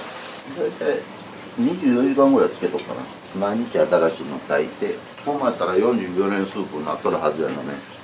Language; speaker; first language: Japanese; native; Japanese